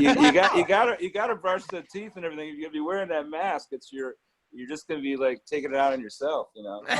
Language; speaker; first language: English; native; English